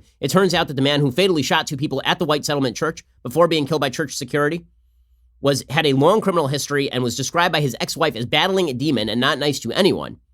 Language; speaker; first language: English; native; English